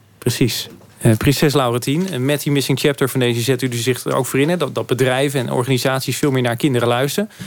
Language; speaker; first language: Dutch; native; Dutch